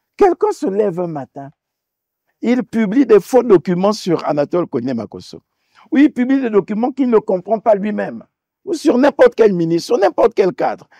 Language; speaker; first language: French; native; French